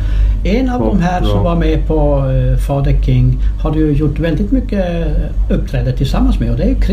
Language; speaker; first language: Swedish; native; Swedish